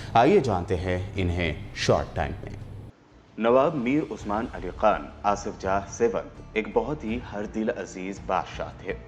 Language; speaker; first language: Urdu; native; Urdu